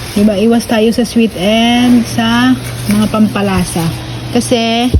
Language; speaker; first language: Filipino; non-native, local second language; Bikol